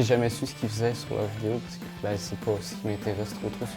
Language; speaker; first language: French; native; French